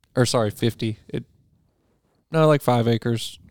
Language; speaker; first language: English; native; English